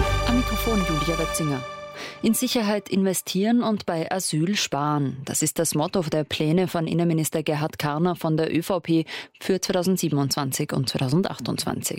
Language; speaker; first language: German; native; German